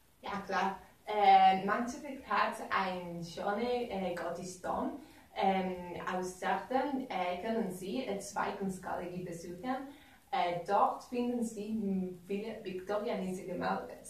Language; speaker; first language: German; non-native, learner; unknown